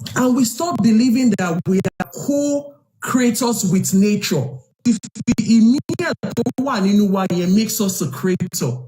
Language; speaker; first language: English; non-native, local second language; Yoruba